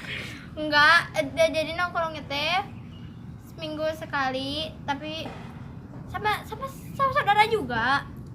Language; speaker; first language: Indonesian; non-native, local second language; Sundanese